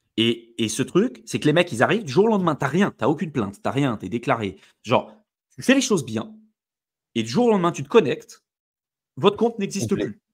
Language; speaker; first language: French; native; French